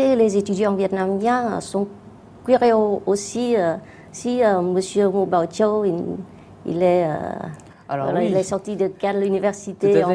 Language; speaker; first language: French; non-native, fluent; Vietnamese